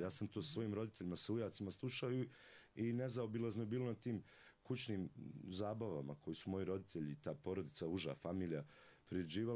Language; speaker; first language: Serbian; native; Serbian